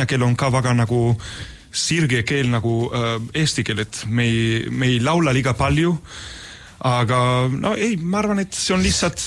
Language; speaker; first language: Estonian; non-native, fluent; Spanish